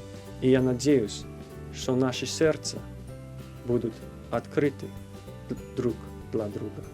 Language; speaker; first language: Russian; non-native, fluent; English